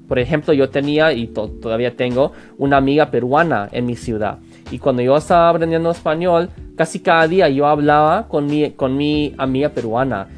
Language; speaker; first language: Spanish; non-native, fluent; English